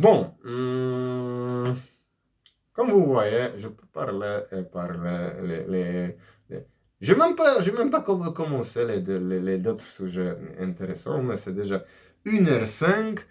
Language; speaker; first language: French; non-native, fluent; Polish